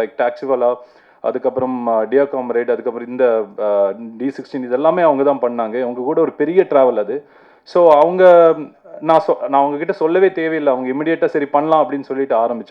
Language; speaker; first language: Tamil; native; Tamil